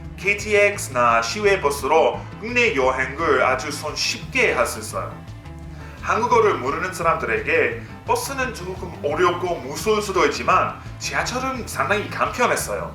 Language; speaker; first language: Korean; non-native, fluent; English